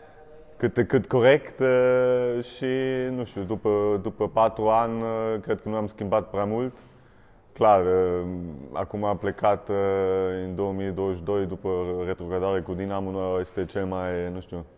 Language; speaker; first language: Romanian; early bilingual, heritage; German